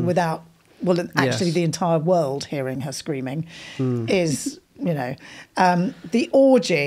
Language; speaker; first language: English; native; English